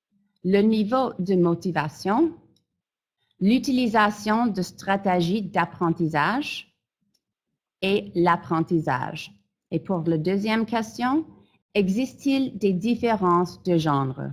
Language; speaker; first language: French; non-native, fluent; English